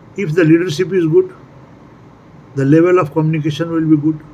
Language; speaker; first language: English; non-native, local second language; Nepali